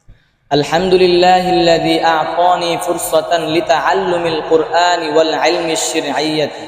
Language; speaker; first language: Arabic; non-native, learner; Bangla